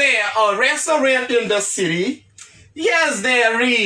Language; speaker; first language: English; non-native, fluent; Haitian Creole